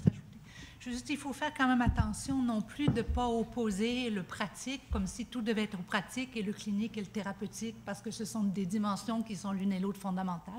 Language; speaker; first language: French; native; French